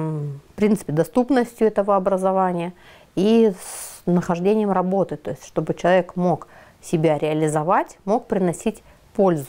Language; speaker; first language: Russian; native; Russian